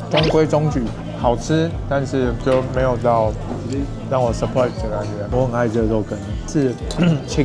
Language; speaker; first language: Chinese; native; Chinese